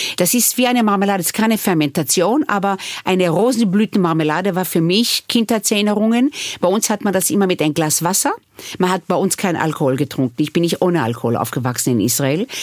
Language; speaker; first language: German; early bilingual, other home language; Hebrew